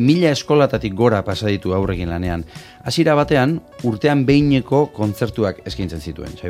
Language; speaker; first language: Basque; native; Basque